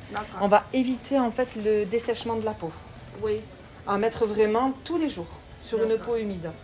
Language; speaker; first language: French; native; French